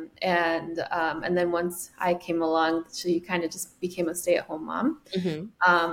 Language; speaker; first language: English; early bilingual, other home language; Spanish